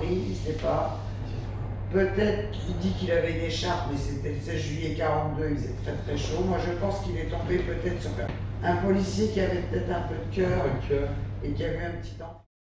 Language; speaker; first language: French; native; French